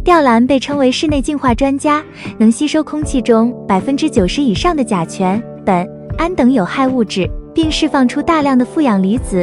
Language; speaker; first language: Chinese; native; Chinese